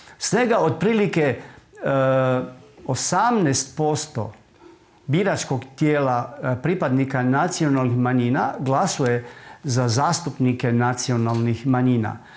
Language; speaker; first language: Croatian; native; Croatian